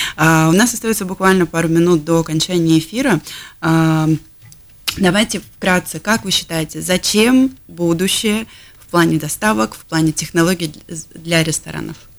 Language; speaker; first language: Russian; native; Russian